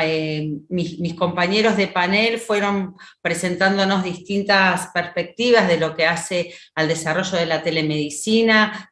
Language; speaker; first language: Spanish; native; Spanish